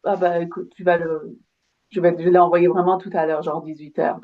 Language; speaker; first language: French; native; French